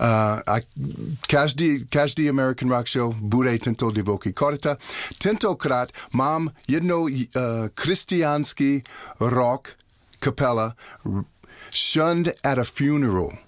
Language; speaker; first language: Czech; non-native, learner; English